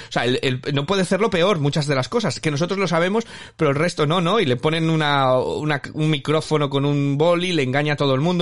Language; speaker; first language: Spanish; native; Spanish